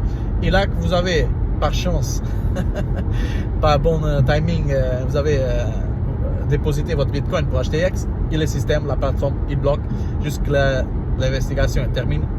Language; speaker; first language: French; non-native, learner; Portuguese